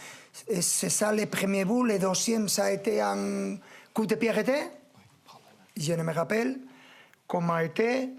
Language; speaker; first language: French; non-native, fluent; Spanish